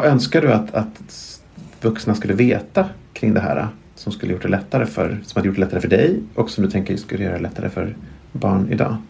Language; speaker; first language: Swedish; native; Swedish